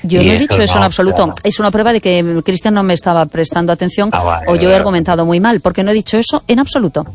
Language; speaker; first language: Spanish; native; Spanish